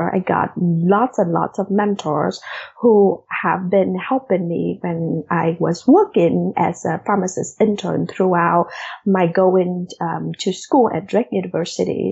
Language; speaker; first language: English; non-native, fluent; Vietnamese